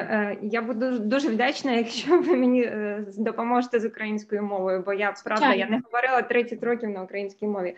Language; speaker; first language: Ukrainian; non-native, local second language; Russian